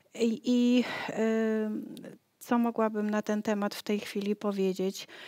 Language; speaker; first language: Polish; native; Polish